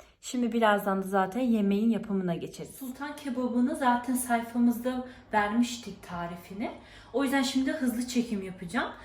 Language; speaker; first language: Turkish; early bilingual, heritage; Turkish